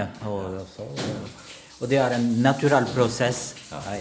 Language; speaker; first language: Norwegian; non-native, learner; French